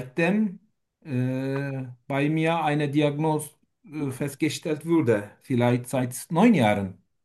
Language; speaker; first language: German; non-native, learner; Turkish